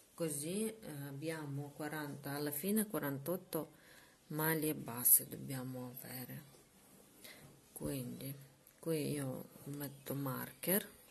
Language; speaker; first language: Italian; non-native, learner; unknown